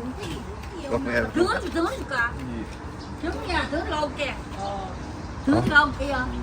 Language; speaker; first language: Korean; non-native, learner; Thai